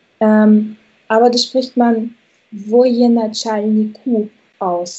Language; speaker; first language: German; non-native, fluent; Russian